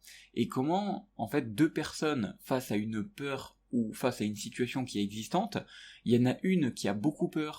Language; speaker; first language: French; native; French